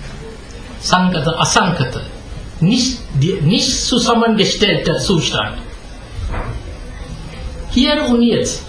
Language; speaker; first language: German; non-native, fluent; Sinhala